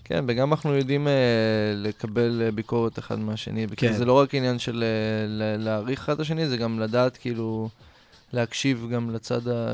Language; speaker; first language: Hebrew; native; Hebrew